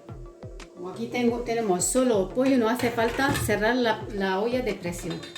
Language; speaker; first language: Spanish; non-native, fluent; Arabic